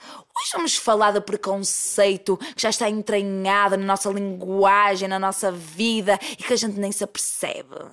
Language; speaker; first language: Portuguese; native; Portuguese